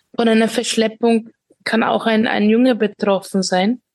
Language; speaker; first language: German; native; German